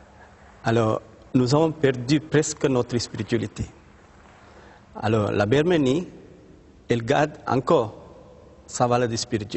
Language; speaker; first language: French; non-native, fluent; Sinhala